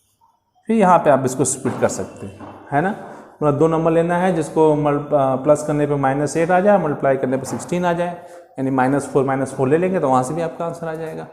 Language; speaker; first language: Hindi; native; Hindi